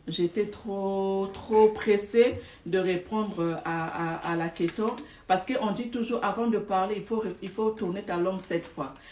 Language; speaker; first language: French; non-native, local second language; Lingala